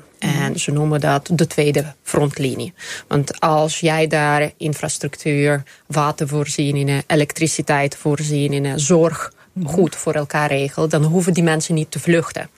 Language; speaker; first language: Dutch; non-native, fluent; Ukrainian